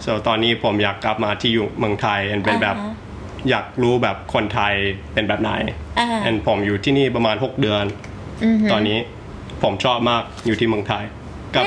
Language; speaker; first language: Thai; early bilingual, heritage; Thai